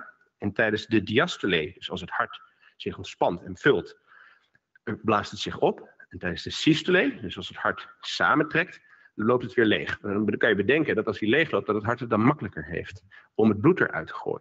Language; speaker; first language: Dutch; native; Dutch